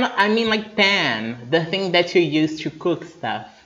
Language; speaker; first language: English; non-native, fluent; Portuguese